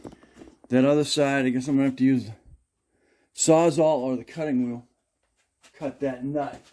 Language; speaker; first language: English; native; English